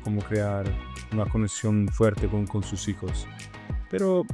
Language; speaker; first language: Spanish; non-native, learner; Italian